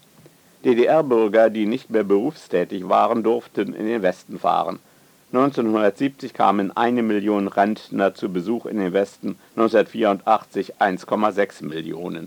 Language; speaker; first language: German; native; German